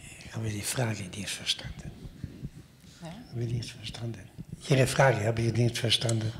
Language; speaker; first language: German; non-native, local second language; Italian